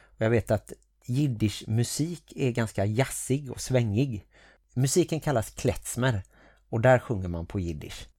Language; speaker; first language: Swedish; native; Swedish